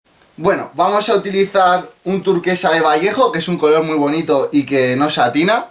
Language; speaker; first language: Spanish; native; Spanish